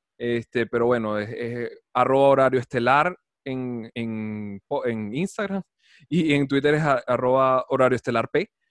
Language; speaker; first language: Spanish; native; Spanish